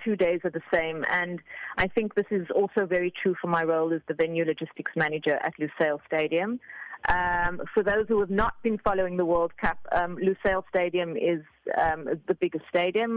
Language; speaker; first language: English; native; English